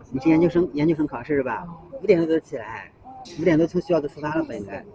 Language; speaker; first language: Chinese; native; Chinese